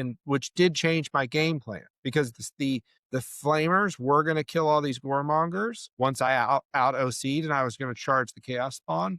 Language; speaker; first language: English; native; English